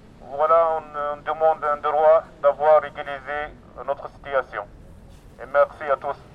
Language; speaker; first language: French; non-native, learner; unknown